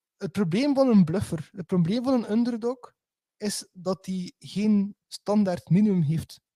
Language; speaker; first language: Dutch; native; Dutch